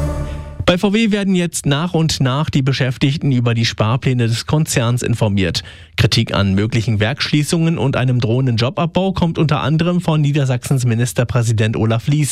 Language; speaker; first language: German; native; German